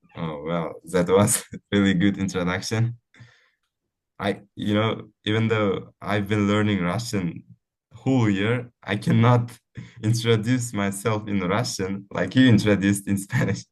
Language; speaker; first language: English; non-native, fluent; Uzbek